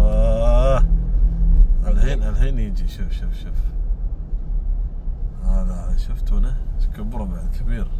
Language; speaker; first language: Arabic; non-native, learner; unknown